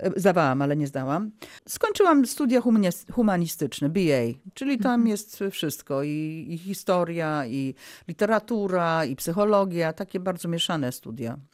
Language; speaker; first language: Polish; early bilingual, heritage; Polish